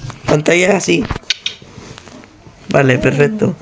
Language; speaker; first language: Spanish; native; Spanish